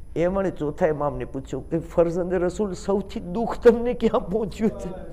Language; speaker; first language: Gujarati; early bilingual, heritage; Gujarati